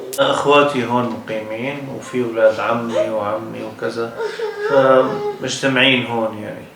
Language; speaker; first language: Arabic; native; Arabic